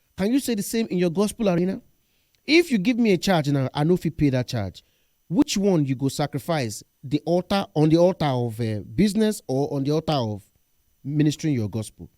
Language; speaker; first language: Nigerian Pidgin; non-native, local second language; Yoruba